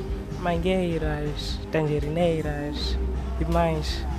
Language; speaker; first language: Portuguese; non-native, local second language; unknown